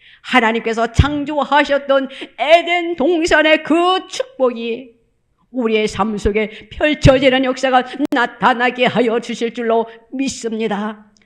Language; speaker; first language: Korean; native; Korean